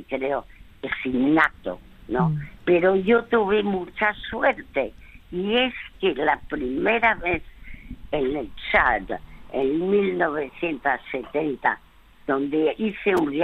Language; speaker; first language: Spanish; early bilingual, other home language; French